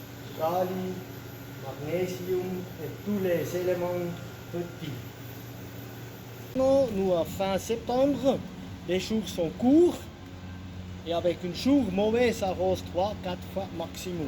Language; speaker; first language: French; non-native, local second language; German